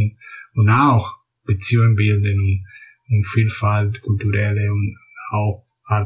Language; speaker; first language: German; non-native, fluent; Spanish